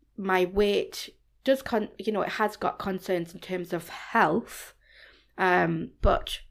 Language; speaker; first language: English; native; English